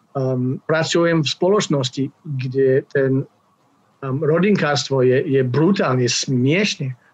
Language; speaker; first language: Slovak; non-native, fluent; English